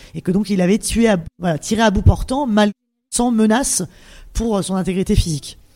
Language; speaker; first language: French; native; French